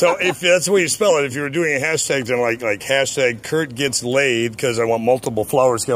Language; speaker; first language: English; native; English